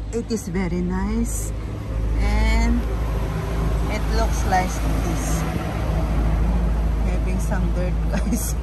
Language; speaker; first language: English; non-native, local second language; Filipino